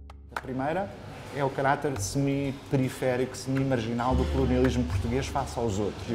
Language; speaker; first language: Portuguese; native; Portuguese